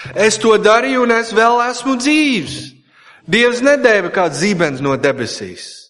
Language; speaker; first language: Latvian; non-native, fluent; English